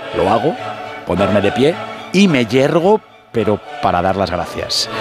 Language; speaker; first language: Spanish; native; Spanish